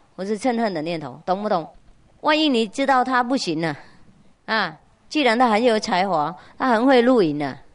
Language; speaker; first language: Chinese; non-native, fluent; Vietnamese